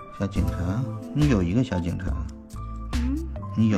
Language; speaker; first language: Chinese; native; Chinese